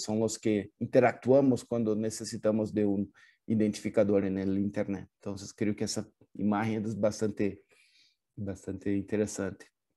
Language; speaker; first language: Spanish; non-native, fluent; Portuguese